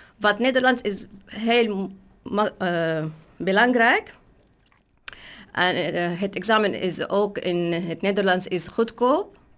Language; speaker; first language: Dutch; non-native, learner; Arabic